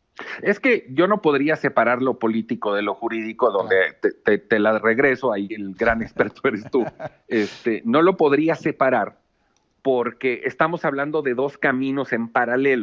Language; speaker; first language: Spanish; native; Spanish